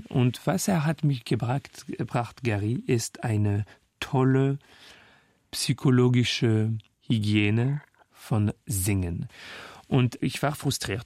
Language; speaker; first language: German; non-native, fluent; French